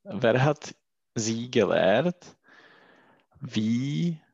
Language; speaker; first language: German; non-native, learner; Czech